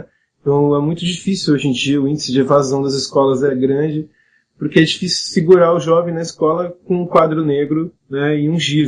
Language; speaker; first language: Portuguese; native; Portuguese